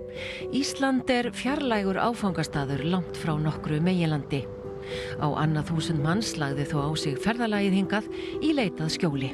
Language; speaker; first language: Icelandic; native; Icelandic